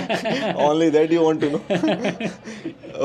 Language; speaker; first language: English; non-native, local second language; Hindi